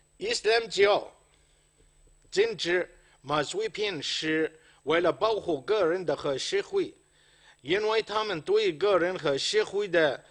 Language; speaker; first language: Chinese; non-native, fluent; Arabic